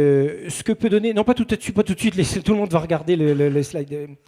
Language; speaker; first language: French; native; French